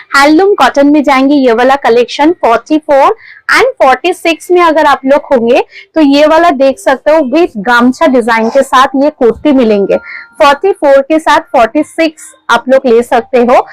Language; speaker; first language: Hindi; non-native, local second language; Bangla